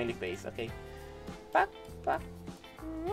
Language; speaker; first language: English; non-native, local second language; Filipino